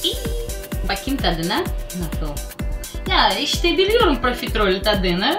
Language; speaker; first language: Turkish; non-native, learner; Russian